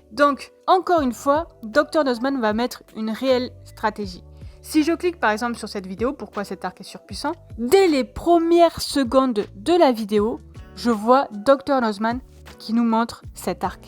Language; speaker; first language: French; native; French